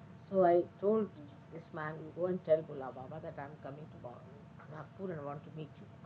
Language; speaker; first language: English; non-native, local second language; Marathi